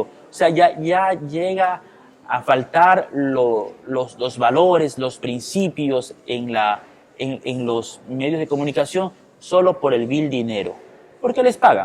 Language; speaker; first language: Spanish; native; Spanish